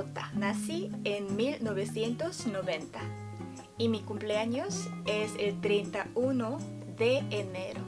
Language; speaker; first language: Spanish; non-native, fluent; Korean